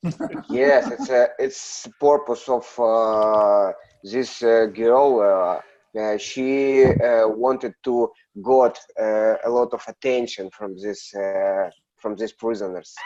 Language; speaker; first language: English; non-native, learner; Russian